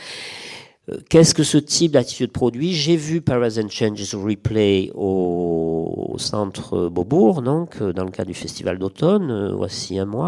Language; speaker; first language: French; native; French